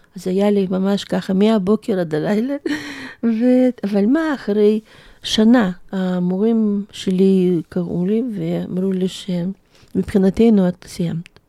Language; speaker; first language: Hebrew; non-native, fluent; Russian